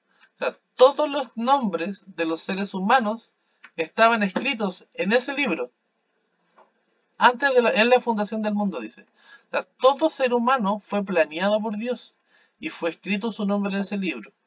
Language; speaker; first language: Spanish; native; Spanish